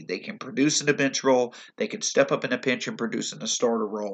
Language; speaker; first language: English; native; English